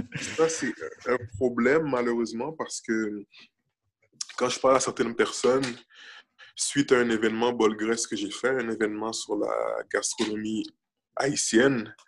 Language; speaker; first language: French; early bilingual, other home language; Haitian Creole